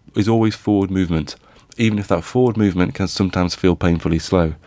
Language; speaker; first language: English; native; English